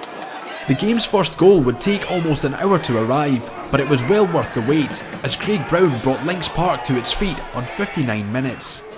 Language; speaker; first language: English; native; English